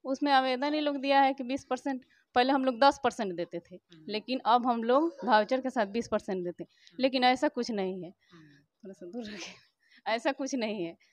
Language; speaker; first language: Hindi; native; Hindi